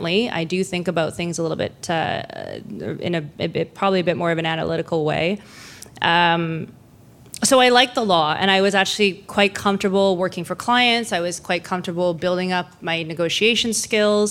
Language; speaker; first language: English; native; English